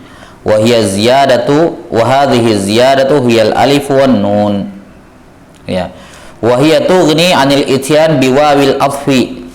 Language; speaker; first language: Arabic; non-native, fluent; Indonesian